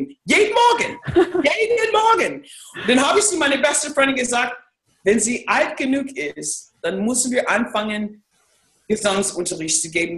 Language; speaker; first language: German; non-native, fluent; English